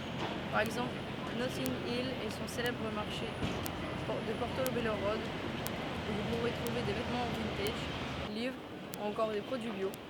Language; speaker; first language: French; native; French